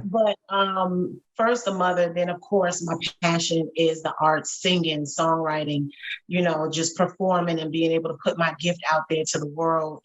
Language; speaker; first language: English; native; English